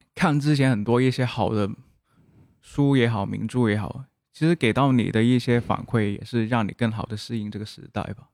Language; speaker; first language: Chinese; non-native, local second language; Cantonese